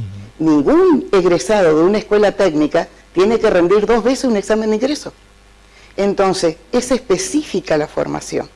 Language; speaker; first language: Spanish; native; Spanish